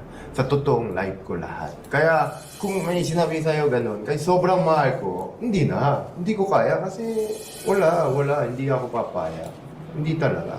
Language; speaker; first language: Filipino; non-native, learner; Korean